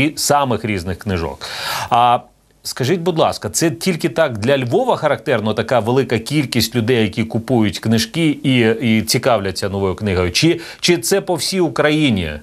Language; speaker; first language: Ukrainian; non-native, local second language; Russian